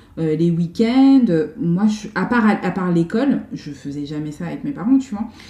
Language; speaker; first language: French; native; French